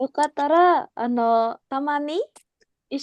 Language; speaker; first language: Japanese; non-native, learner; Indonesian